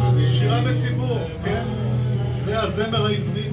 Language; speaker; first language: Hebrew; native; Hebrew